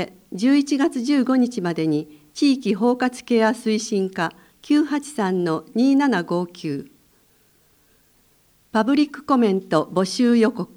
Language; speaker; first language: Japanese; native; Japanese